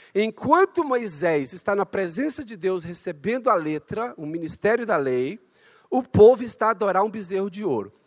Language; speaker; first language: Portuguese; native; Portuguese